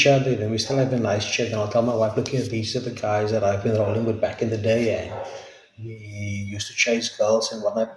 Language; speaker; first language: English; non-native, local second language; Afrikaans